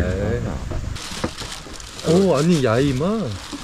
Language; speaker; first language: Thai; non-native, learner; Korean